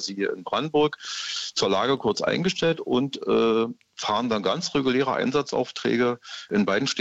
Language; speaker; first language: German; native; German